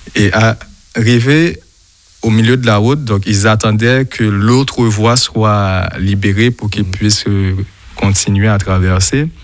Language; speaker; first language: French; non-native, local second language; Haitian Creole